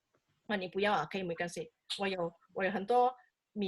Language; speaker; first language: Chinese; native; Chinese